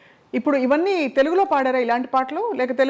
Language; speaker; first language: Telugu; native; Telugu